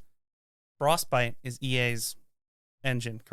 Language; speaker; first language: English; native; English